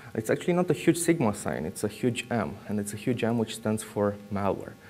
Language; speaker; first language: English; non-native, fluent; Romanian